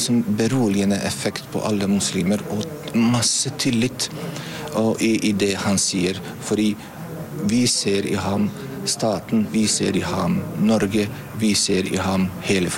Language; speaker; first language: Norwegian; non-native, fluent; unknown